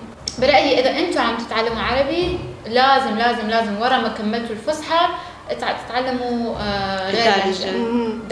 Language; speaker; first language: Arabic; non-native, fluent; Persian